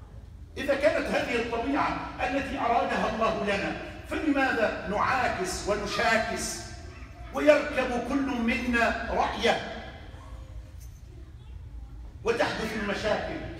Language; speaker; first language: Arabic; native; Arabic